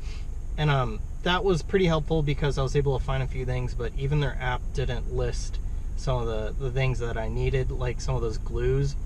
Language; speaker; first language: English; native; English